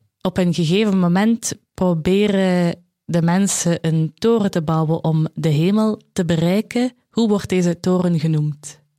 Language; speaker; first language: Dutch; native; Dutch